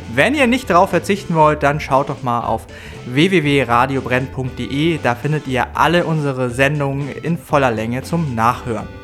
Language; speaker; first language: German; native; German